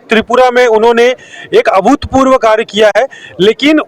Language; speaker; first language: Hindi; native; Hindi